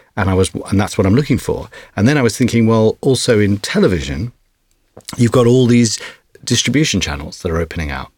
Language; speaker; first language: English; non-native, fluent; Dutch